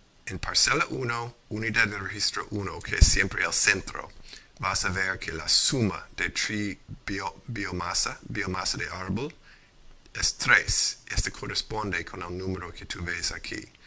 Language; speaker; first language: Spanish; non-native, fluent; English